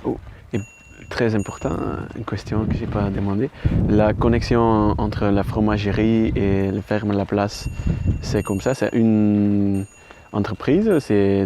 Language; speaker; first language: French; non-native, learner; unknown